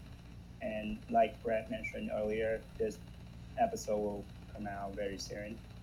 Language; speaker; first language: English; non-native, fluent; Vietnamese